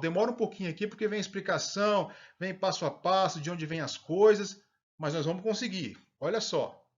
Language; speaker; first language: Portuguese; native; Portuguese